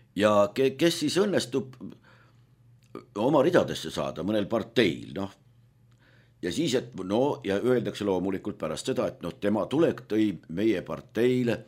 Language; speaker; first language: Estonian; native; Estonian